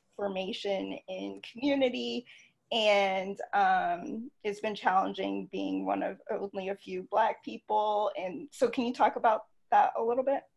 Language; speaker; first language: English; native; English